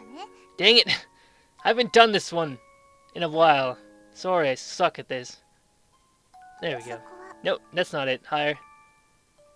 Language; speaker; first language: English; native; English